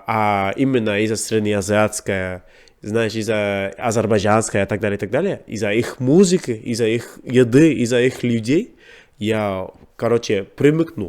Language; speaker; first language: Russian; non-native, learner; English